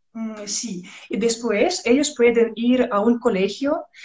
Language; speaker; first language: Spanish; non-native, learner; Russian